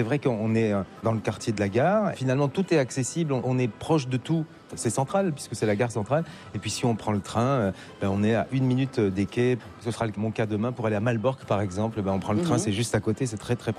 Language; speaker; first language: French; native; French